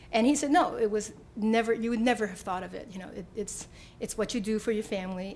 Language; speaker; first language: English; native; English